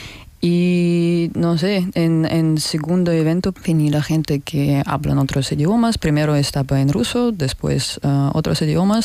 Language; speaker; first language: Spanish; non-native, learner; Russian